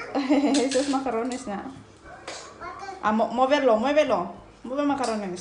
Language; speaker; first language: Spanish; non-native, fluent; Indonesian